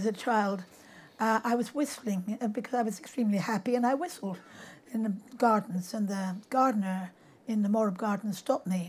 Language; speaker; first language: English; native; English